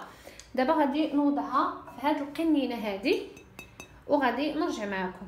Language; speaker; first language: Arabic; native; Arabic